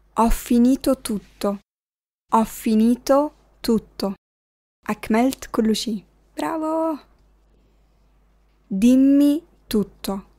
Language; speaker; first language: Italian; non-native, fluent; Arabic